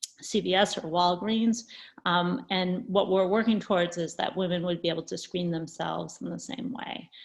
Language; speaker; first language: English; native; English